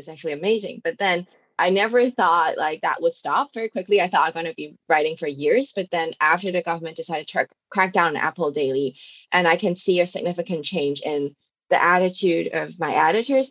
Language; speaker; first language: English; non-native, local second language; Cantonese